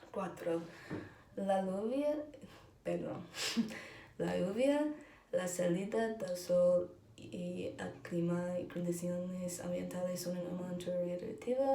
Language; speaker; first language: Spanish; non-native, learner; English